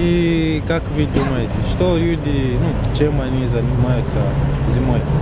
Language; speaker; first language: Russian; non-native, learner; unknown